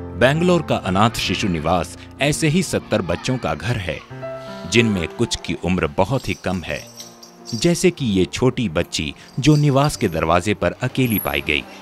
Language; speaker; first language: Hindi; native; Hindi